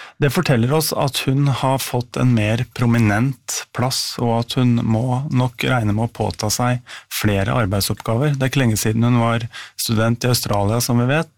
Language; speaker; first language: Norwegian; native; Norwegian